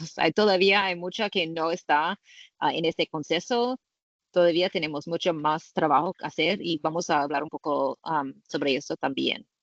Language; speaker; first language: Spanish; non-native, learner; English